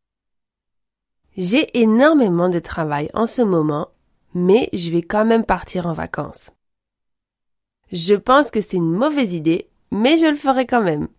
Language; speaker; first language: French; native; French